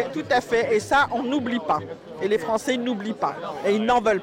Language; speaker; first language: French; native; French